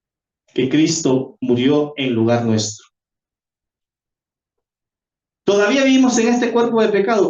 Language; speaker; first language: Spanish; native; Spanish